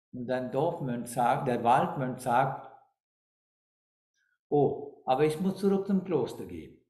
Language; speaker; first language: German; non-native, fluent; Sinhala